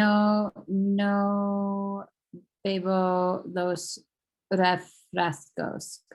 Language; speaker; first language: Spanish; non-native, learner; English